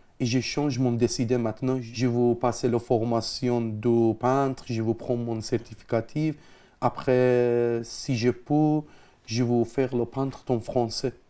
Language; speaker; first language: French; non-native, learner; Persian